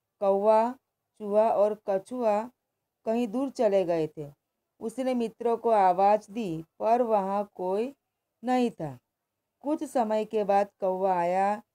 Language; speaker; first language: Hindi; non-native, local second language; Gujarati